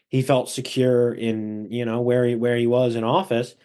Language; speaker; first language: English; native; English